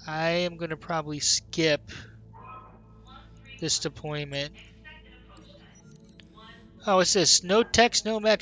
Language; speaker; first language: English; native; English